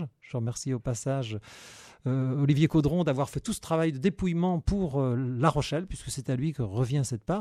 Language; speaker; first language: French; native; French